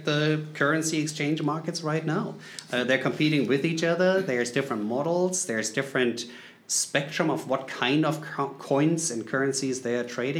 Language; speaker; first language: English; non-native, fluent; German